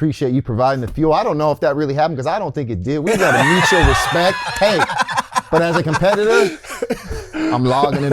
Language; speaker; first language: English; native; English